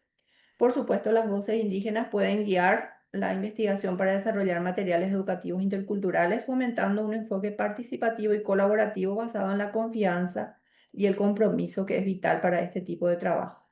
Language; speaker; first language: Spanish; native; Spanish